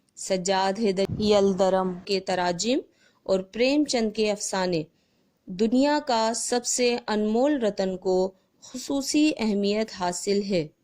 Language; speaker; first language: Urdu; native; Urdu